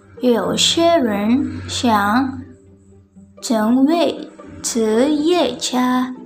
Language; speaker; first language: Chinese; non-native, learner; Indonesian